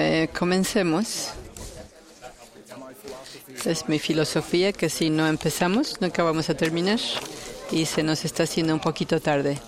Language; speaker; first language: Spanish; non-native, fluent; English